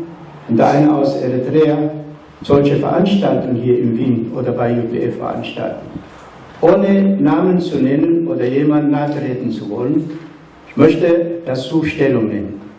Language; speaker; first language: German; non-native, fluent; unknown